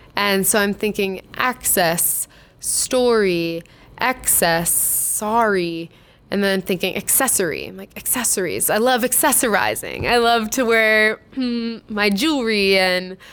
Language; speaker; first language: English; native; English